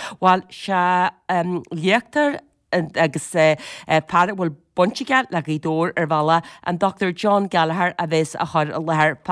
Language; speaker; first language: Irish; native; Irish